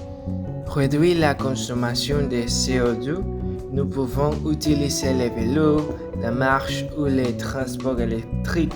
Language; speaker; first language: French; non-native, learner; Spanish